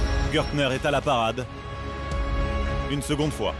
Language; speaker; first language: French; native; French